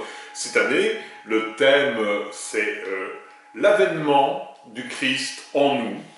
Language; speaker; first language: French; native; French